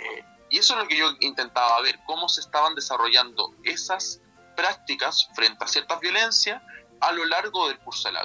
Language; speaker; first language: Spanish; native; Spanish